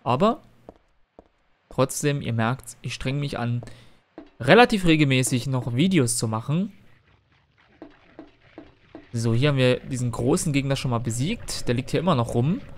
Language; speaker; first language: German; native; German